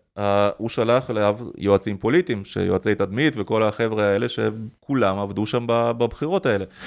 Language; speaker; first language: Hebrew; early bilingual, other home language; Russian